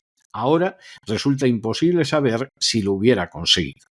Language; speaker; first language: Spanish; native; Spanish